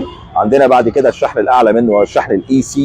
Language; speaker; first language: Arabic; native; Arabic